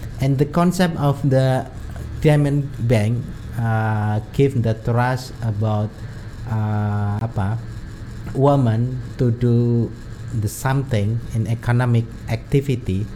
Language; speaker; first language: English; non-native, learner; Indonesian